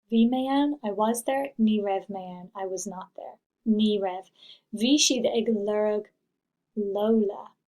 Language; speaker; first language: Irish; non-native, local second language; English